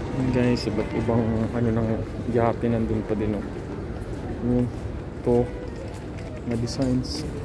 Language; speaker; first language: Filipino; non-native, local second language; Waray